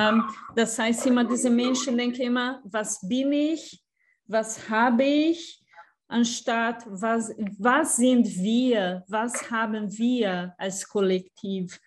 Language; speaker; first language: German; non-native, fluent; Portuguese